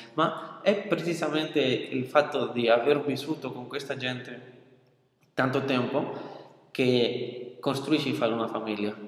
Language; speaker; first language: Italian; non-native, fluent; Spanish